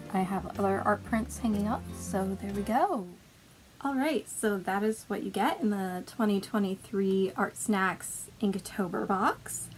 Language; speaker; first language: English; native; English